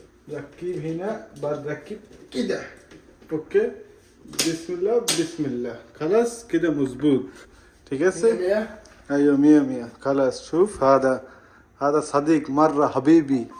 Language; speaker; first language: Arabic; non-native, learner; Bangla